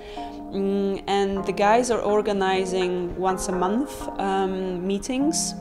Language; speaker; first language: English; non-native, fluent; Polish